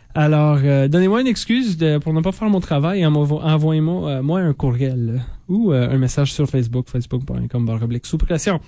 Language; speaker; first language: French; native; French